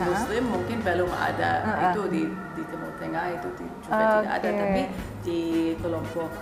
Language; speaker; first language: Indonesian; non-native, fluent; English